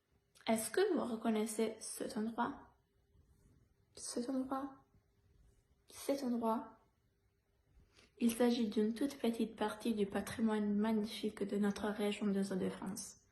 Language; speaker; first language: French; native; French